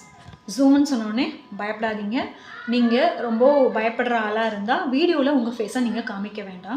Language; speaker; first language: Tamil; native; Tamil